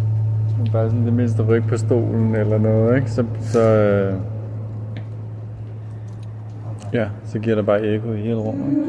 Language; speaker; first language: Danish; native; Danish